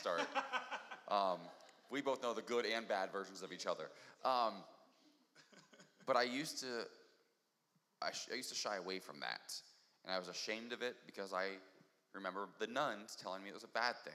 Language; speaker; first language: English; native; English